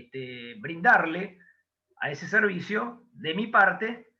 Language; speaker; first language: Spanish; native; Spanish